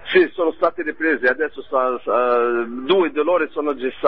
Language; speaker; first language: Italian; non-native, learner; Arabic